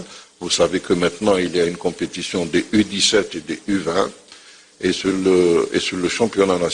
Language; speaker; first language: French; non-native, local second language; Arabic